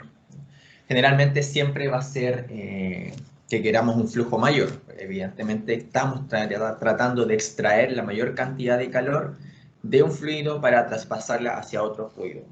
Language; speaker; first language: Spanish; native; Spanish